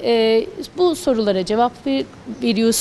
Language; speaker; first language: Turkish; native; Turkish